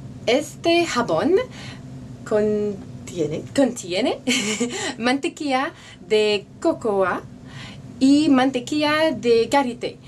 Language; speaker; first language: Spanish; non-native, learner; French